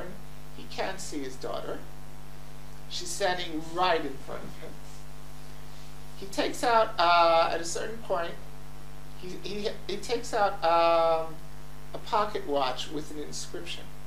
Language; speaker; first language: English; native; English